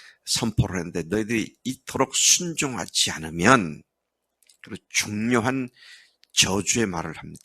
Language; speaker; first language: Korean; native; Korean